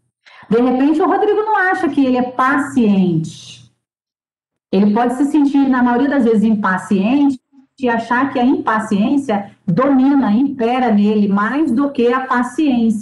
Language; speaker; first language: Portuguese; native; Portuguese